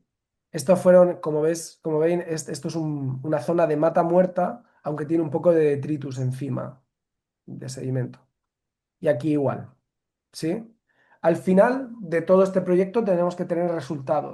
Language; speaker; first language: Spanish; native; Spanish